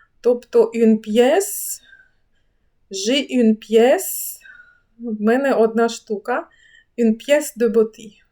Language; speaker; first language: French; non-native, fluent; Ukrainian